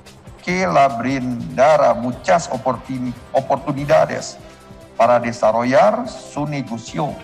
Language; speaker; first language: Spanish; non-native, learner; Indonesian